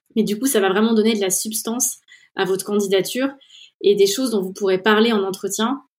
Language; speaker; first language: French; native; French